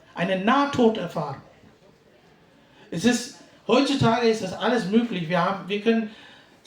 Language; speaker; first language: German; non-native, fluent; Tamil